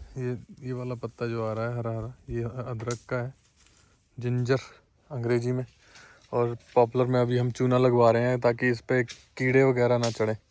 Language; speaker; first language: Hindi; non-native, local second language; Punjabi